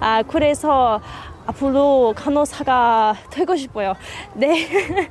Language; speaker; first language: Korean; non-native, learner; English